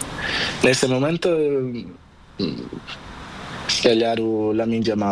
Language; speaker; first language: Spanish; non-native, learner; Portuguese